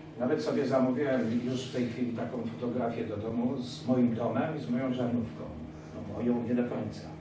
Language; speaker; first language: Polish; native; Polish